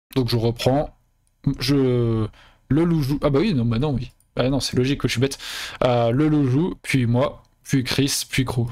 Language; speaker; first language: French; native; French